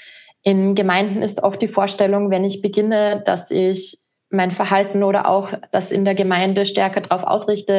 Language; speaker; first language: German; native; German